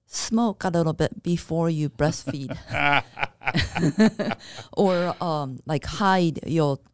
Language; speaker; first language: English; non-native, fluent; Japanese